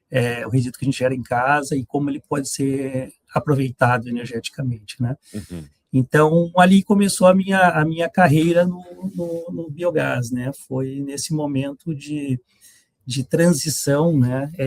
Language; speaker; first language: Portuguese; native; Portuguese